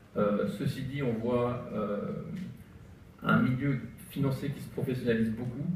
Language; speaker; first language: French; native; French